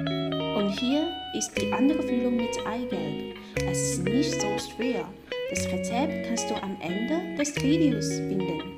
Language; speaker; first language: German; non-native, fluent; Chinese